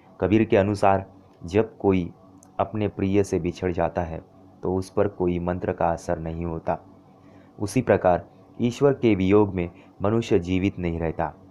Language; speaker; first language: Hindi; non-native, local second language; Marathi